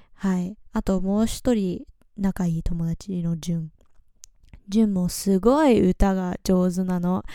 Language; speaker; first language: Japanese; early bilingual, heritage; Japanese